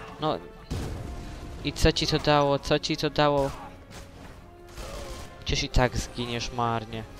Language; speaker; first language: Polish; native; Polish